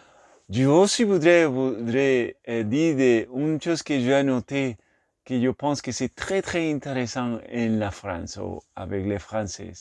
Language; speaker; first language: French; non-native, learner; Spanish